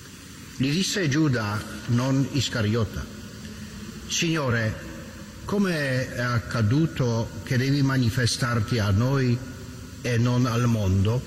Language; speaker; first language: Italian; native; Italian